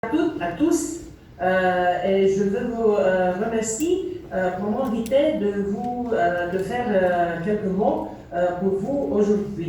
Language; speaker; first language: French; non-native, learner; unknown